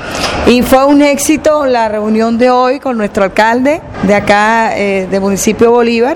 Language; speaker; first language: Spanish; native; Spanish